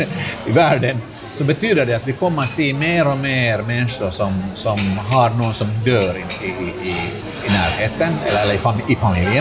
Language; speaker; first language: Swedish; non-native, local second language; Finnish